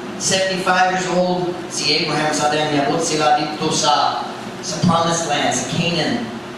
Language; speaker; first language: Cebuano; non-native, fluent; English